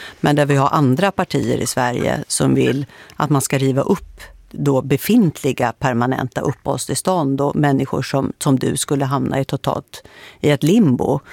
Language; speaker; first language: Swedish; native; Swedish